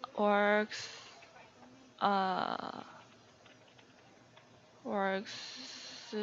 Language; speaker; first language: English; non-native, learner; Korean